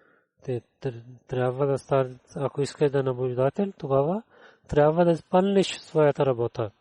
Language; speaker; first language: Bulgarian; non-native, learner; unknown